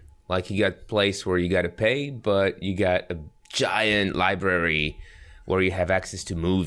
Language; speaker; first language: English; non-native, fluent; French